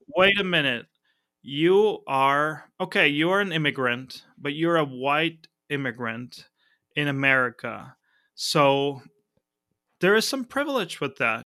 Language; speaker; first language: English; non-native, fluent; Spanish